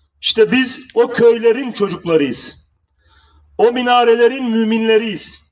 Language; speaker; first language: Turkish; native; Turkish